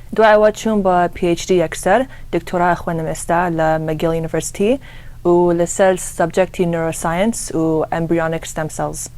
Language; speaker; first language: Central Kurdish; early bilingual, heritage; Central Kurdish